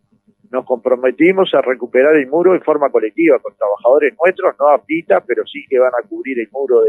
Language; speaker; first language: Spanish; native; Spanish